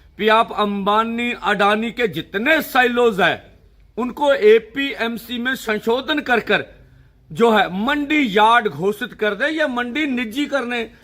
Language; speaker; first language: Hindi; non-native, local second language; Punjabi